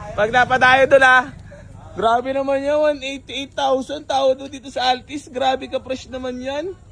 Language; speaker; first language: Filipino; native; Filipino